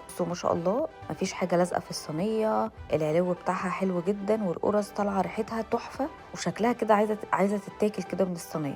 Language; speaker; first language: Arabic; native; Arabic